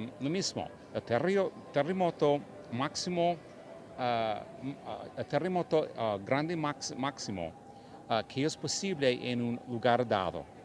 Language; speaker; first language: Spanish; non-native, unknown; English